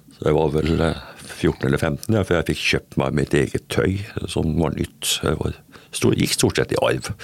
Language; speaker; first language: Norwegian; native; Norwegian